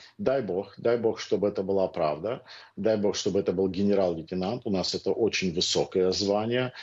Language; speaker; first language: Russian; early bilingual, heritage; Russian